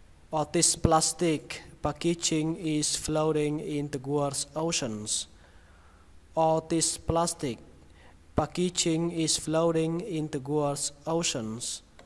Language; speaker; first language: English; non-native, fluent; Vietnamese